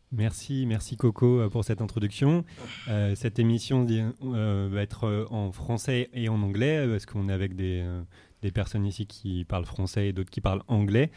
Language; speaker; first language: French; native; French